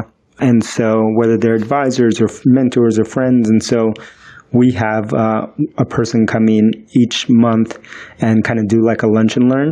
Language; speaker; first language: English; early bilingual, other home language; Spanish